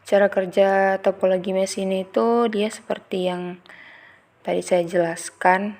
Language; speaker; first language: Indonesian; native; Indonesian